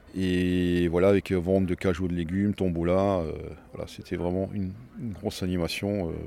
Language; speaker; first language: French; native; French